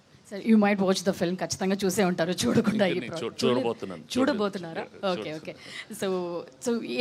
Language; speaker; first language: Telugu; native; Telugu